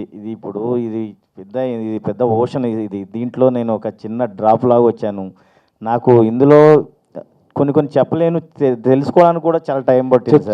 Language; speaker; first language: Telugu; native; Telugu